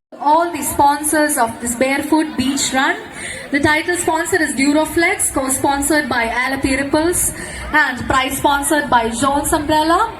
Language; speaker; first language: English; non-native, local second language; Malayalam